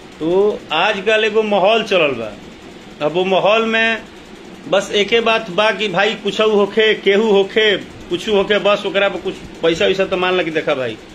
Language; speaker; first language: Hindi; non-native, local second language; Bhojpuri